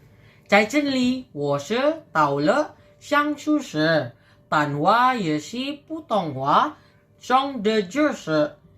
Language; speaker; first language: Chinese; non-native, learner; Indonesian